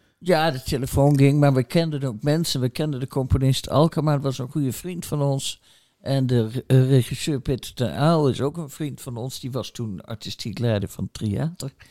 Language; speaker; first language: Dutch; native; Dutch